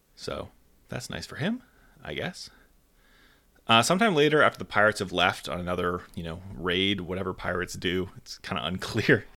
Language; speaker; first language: English; native; English